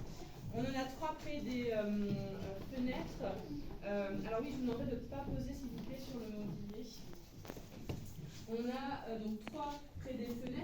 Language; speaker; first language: French; native; French